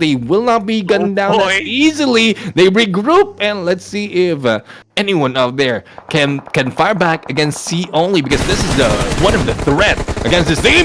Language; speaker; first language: English; non-native, local second language; Filipino